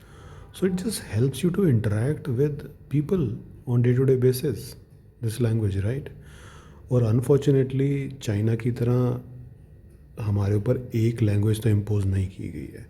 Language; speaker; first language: Hindi; native; Hindi